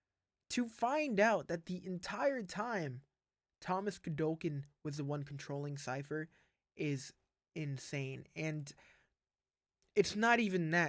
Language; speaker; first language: English; native; English